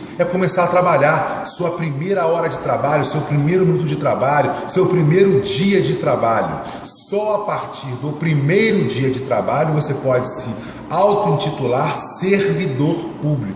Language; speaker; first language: Portuguese; native; Portuguese